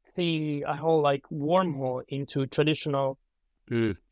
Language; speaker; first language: English; non-native, fluent; Italian